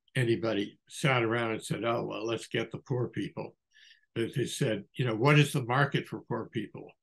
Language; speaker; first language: English; native; English